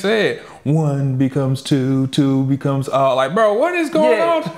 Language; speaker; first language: English; native; English